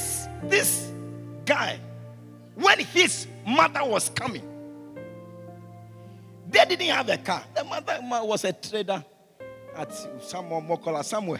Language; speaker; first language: English; non-native, local second language; Ga